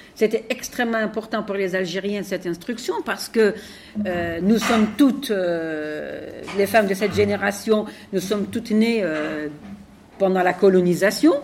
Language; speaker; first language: French; non-native, local second language; Arabic